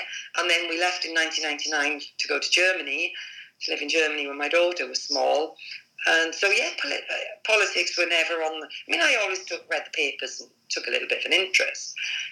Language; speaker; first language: English; native; English